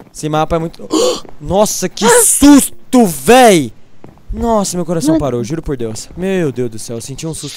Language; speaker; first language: Portuguese; native; Portuguese